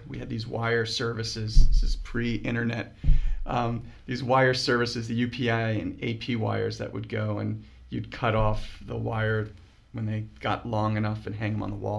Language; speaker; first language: English; native; English